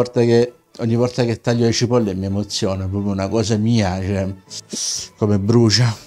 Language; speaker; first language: Italian; native; Italian